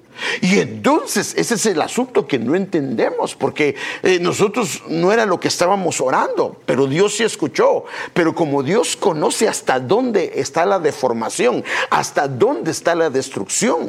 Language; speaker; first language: Spanish; native; Spanish